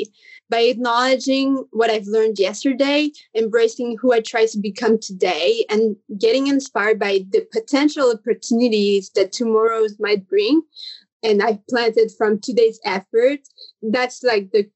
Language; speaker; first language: English; native; English